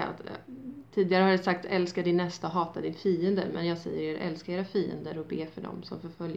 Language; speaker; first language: Swedish; native; Swedish